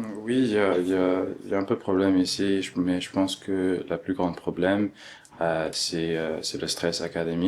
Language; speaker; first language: French; early bilingual, other home language; Arabic